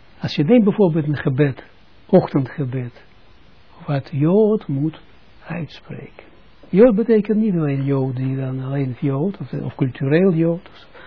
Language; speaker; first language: Dutch; non-native, fluent; Russian